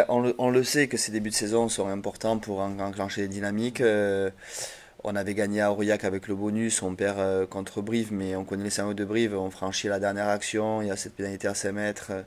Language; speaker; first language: French; native; French